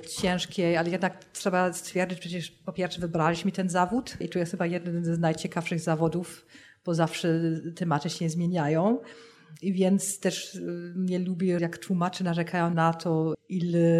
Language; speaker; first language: Polish; non-native, fluent; German